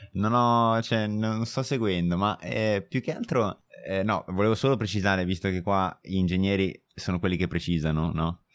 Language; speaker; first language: Italian; native; Italian